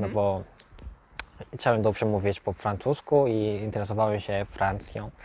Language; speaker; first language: Polish; non-native, learner; Korean